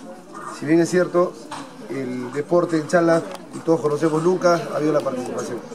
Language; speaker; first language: Spanish; native; Spanish